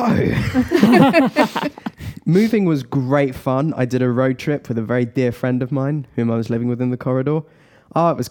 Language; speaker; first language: English; native; English